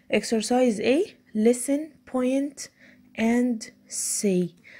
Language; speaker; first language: English; non-native, fluent; Arabic